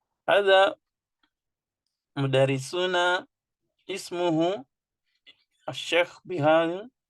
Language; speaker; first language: Arabic; non-native, fluent; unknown